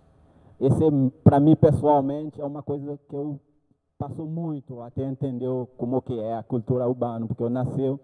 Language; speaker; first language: Portuguese; non-native, learner; Haitian Creole